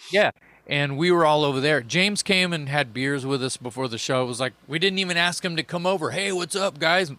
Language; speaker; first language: English; native; English